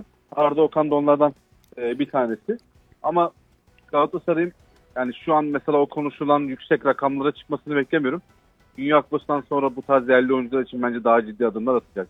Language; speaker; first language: Turkish; native; Turkish